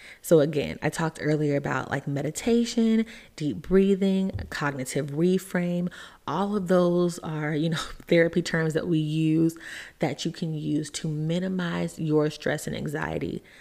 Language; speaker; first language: English; native; English